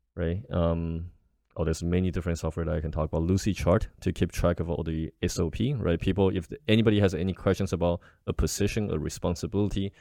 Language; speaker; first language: English; non-native, fluent; Chinese